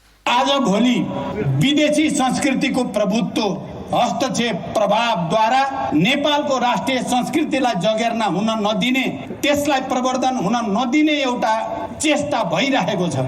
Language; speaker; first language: Nepali; native; Nepali